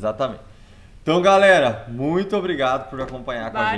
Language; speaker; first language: Portuguese; native; Portuguese